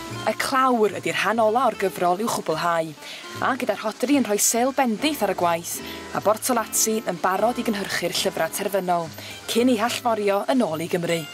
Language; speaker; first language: Welsh; native; Welsh